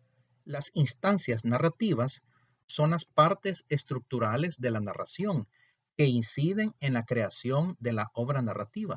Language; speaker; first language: Spanish; native; Spanish